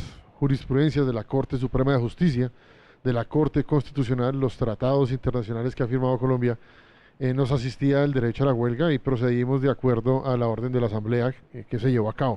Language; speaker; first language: Spanish; native; Spanish